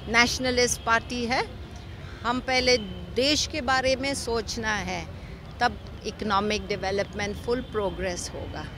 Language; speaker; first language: Hindi; non-native, local second language; Assamese